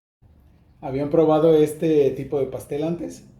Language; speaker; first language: Spanish; native; Spanish